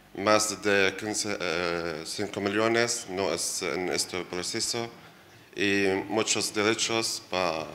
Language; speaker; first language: Spanish; non-native, learner; Arabic